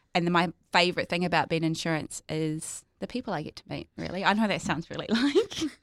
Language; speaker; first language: English; native; English